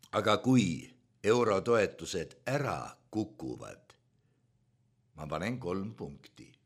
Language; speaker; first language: Estonian; native; Estonian